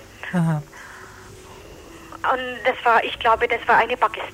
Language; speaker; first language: German; non-native, learner; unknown